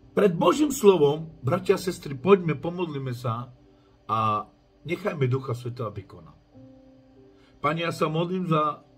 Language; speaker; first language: Slovak; non-native, local second language; Romany